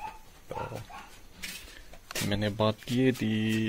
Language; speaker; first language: Hindi; non-native, local second language; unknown